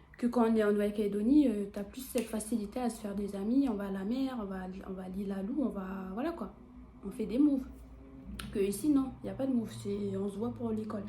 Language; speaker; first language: French; native; French